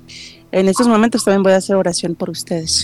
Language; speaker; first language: Spanish; native; Spanish